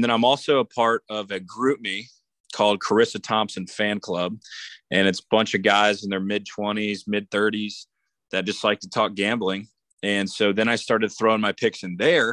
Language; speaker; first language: English; native; English